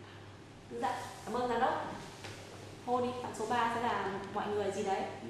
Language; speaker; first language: Vietnamese; native; Vietnamese